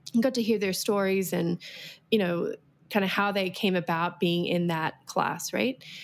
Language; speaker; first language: English; native; English